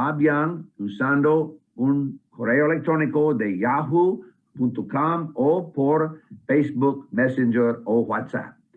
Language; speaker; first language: Spanish; non-native, fluent; English